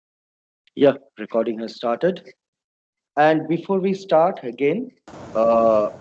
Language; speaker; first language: English; non-native, local second language; Bangla